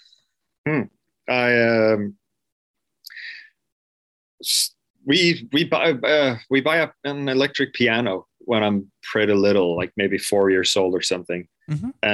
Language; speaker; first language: English; non-native, fluent; Swedish